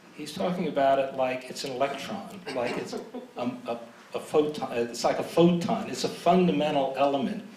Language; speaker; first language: English; native; English